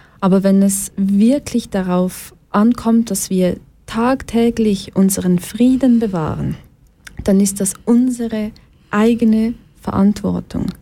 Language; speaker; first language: German; early bilingual, other home language; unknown